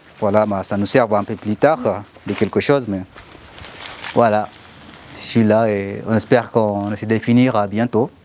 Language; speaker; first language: French; non-native, learner; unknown